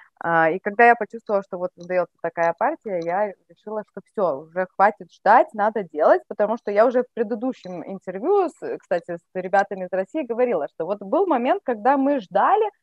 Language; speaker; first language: Russian; native; Russian